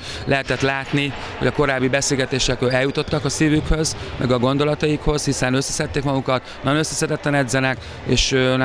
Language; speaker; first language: Hungarian; native; Hungarian